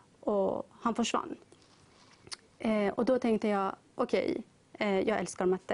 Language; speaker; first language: Swedish; non-native, learner; Persian